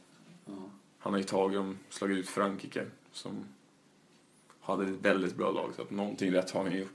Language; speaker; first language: Swedish; native; Swedish